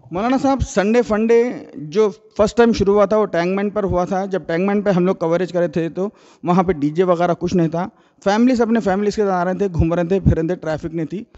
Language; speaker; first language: Hindi; non-native, local second language; Urdu